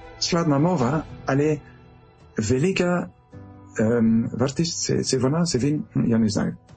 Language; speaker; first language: Ukrainian; non-native, learner; French